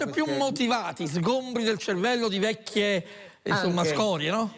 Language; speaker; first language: Italian; native; Italian